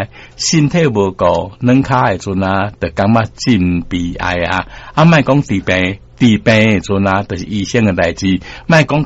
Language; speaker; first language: Chinese; non-native, local second language; Min Nan Chinese